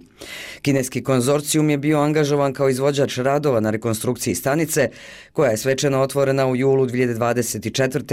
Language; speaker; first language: Serbian; native; Serbian